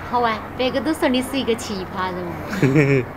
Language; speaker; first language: Chinese; native; Chinese